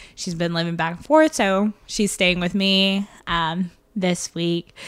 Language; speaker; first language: English; native; English